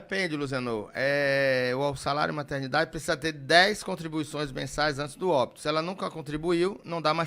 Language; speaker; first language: Portuguese; native; Portuguese